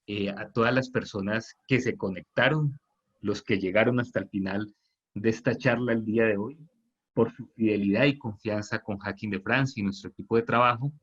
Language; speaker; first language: Spanish; native; Spanish